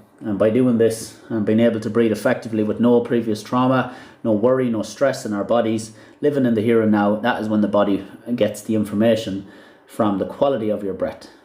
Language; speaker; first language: English; native; English